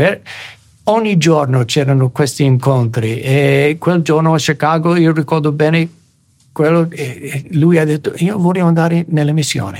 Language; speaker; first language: Italian; non-native, fluent; English